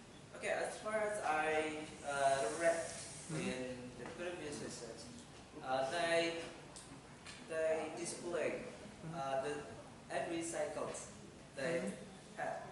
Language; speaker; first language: English; non-native, fluent; Indonesian